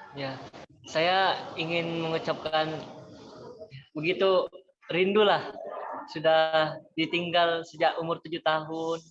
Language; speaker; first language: Indonesian; native; Indonesian